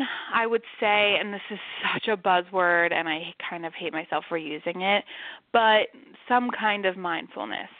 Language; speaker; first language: English; native; English